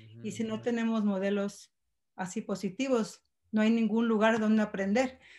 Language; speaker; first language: Spanish; early bilingual, heritage; Spanish